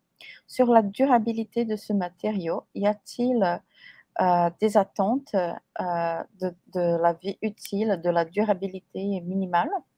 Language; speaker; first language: French; non-native, fluent; Portuguese